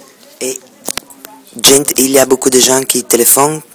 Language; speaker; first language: French; non-native, fluent; Italian